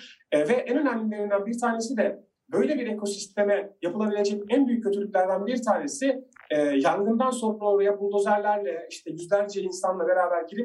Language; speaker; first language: Turkish; native; Turkish